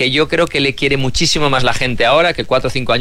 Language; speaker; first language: Spanish; native; Spanish